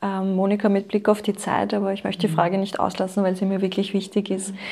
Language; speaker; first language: German; native; German